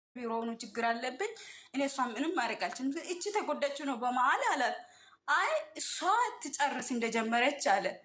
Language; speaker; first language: Amharic; non-native, local second language; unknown